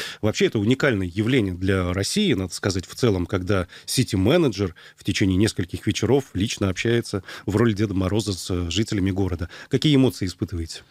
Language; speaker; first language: Russian; native; Russian